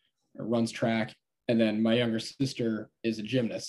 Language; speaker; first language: English; native; English